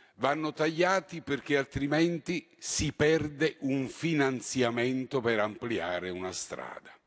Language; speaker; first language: Italian; native; Italian